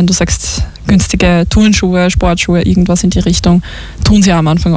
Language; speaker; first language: German; native; German